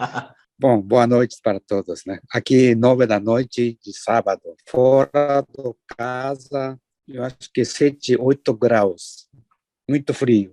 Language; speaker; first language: Portuguese; non-native, learner; Japanese